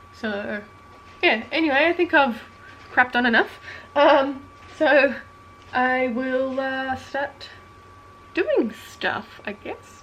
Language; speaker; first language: English; native; English